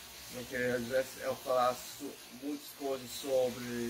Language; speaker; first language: Portuguese; non-native, learner; English